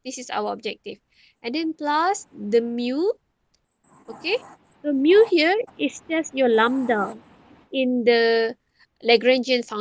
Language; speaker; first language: English; non-native, local second language; Malay